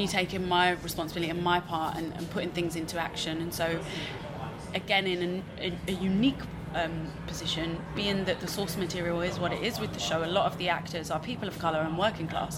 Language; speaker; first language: English; native; English